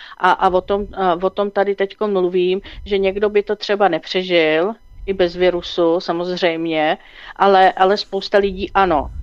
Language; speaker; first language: Czech; native; Czech